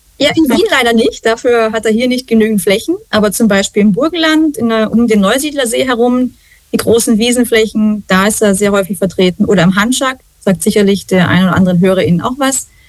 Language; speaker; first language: German; native; German